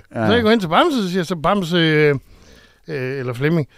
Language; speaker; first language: Danish; native; Danish